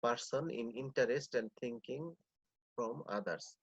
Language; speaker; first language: English; non-native, local second language; Bangla